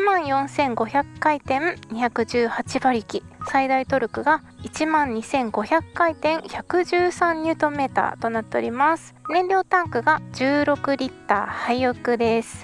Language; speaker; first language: Japanese; native; Japanese